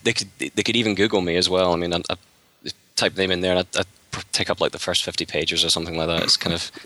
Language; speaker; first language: English; native; English